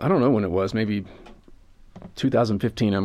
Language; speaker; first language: English; native; English